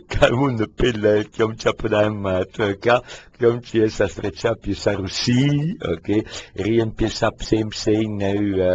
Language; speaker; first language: Khmer; non-native, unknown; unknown